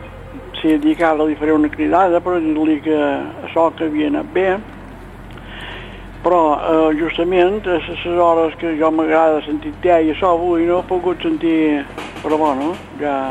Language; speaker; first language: Catalan; native; Catalan